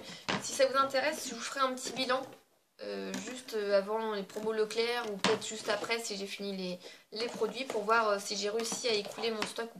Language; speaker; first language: French; native; French